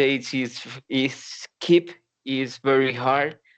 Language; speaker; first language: English; non-native, learner; Spanish